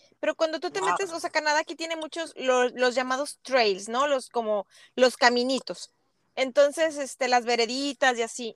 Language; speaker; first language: Spanish; native; Spanish